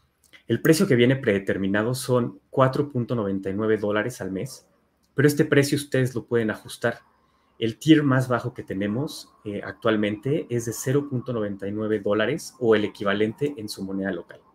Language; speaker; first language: Spanish; native; Spanish